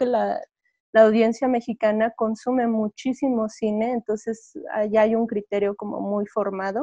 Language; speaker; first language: Spanish; native; Spanish